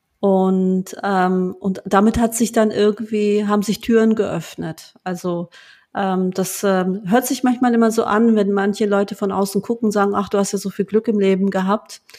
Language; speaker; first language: German; early bilingual, other home language; Turkish